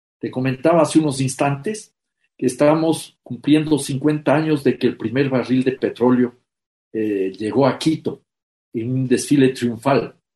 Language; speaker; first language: Spanish; native; Spanish